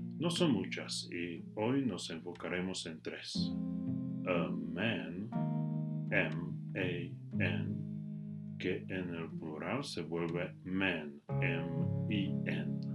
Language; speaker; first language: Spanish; non-native, fluent; English